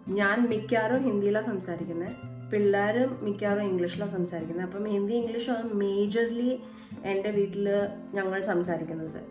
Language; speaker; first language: Malayalam; early bilingual, heritage; Malayalam